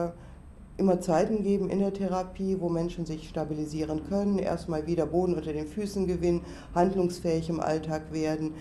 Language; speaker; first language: German; native; German